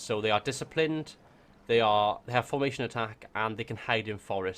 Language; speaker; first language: English; native; English